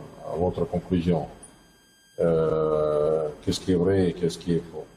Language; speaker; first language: French; non-native, fluent; Russian